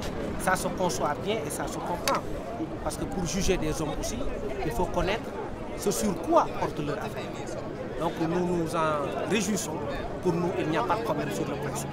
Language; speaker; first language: French; non-native, local second language; Wolof